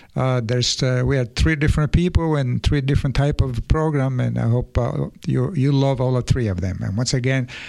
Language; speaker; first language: English; non-native, fluent; Italian